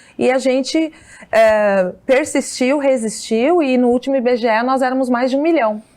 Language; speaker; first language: Portuguese; native; Portuguese